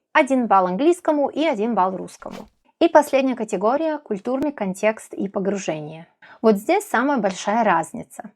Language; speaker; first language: Russian; non-native, fluent; Serbian